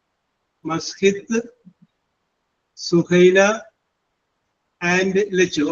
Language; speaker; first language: English; non-native, fluent; Malayalam